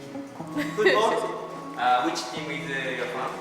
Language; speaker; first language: English; non-native, learner; Japanese